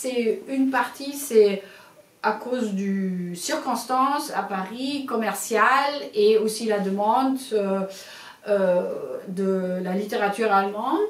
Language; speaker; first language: French; non-native, fluent; German